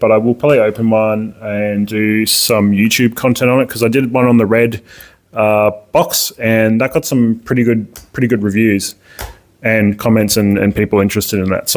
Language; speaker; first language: English; native; English